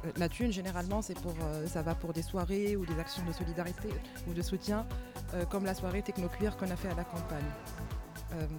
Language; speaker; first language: French; non-native, local second language; Arabic